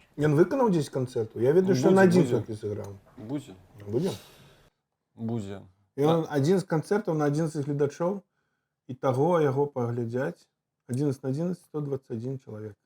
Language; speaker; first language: Belarusian; native; Belarusian